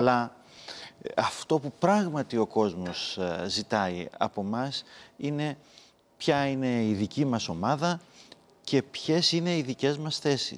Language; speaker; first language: Greek; native; Greek